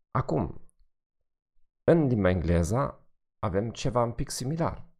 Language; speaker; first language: Romanian; non-native, fluent; German